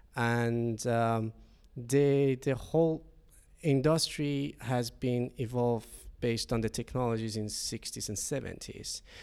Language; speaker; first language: English; non-native, fluent; Persian